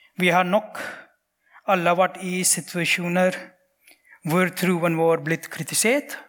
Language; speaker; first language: Norwegian; non-native, fluent; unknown